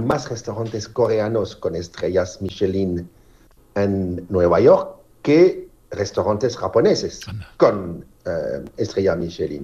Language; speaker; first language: Spanish; non-native, fluent; French